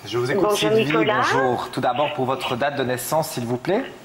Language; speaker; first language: French; native; French